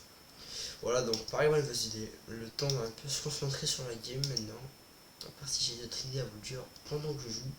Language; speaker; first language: French; native; French